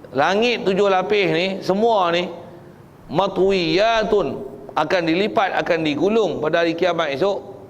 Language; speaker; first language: Malay; native; Malay